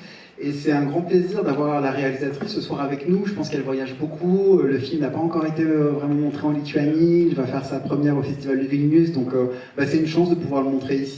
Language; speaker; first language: French; native; French